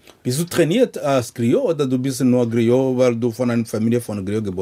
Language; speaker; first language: German; non-native, fluent; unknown